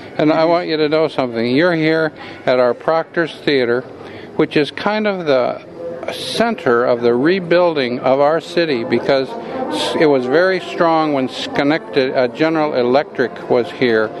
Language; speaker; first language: English; native; English